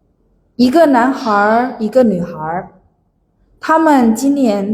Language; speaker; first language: Chinese; non-native, fluent; Indonesian